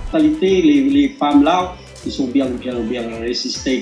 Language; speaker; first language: French; non-native, learner; Lao